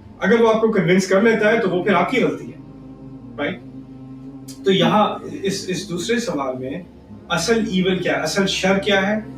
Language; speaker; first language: Urdu; early bilingual, heritage; Urdu